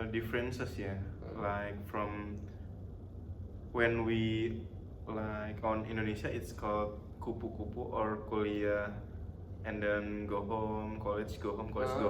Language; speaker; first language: English; non-native, learner; Indonesian